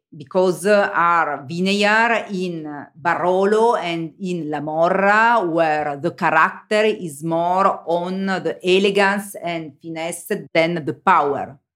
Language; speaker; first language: English; non-native, learner; Italian